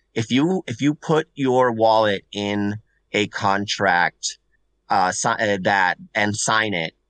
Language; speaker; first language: English; non-native, fluent; Spanish